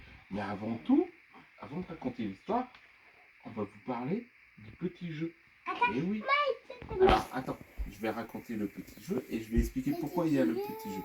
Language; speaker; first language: French; native; French